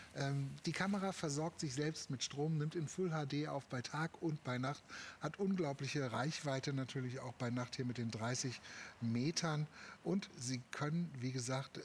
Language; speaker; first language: German; native; German